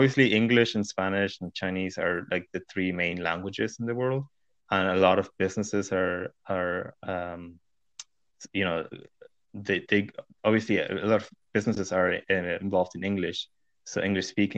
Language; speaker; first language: English; non-native, fluent; Spanish